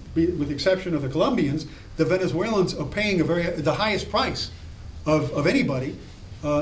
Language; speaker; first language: English; native; English